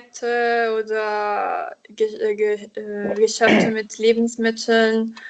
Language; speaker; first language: German; non-native, learner; Italian